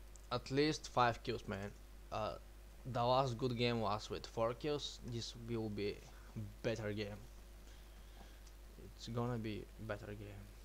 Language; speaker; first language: English; non-native, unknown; Bulgarian